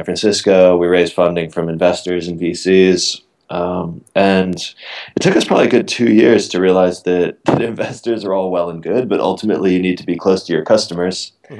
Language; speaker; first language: English; native; English